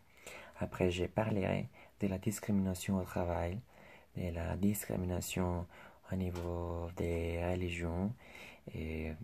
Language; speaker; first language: French; non-native, learner; Spanish